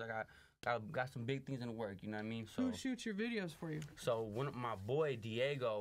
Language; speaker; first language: English; native; English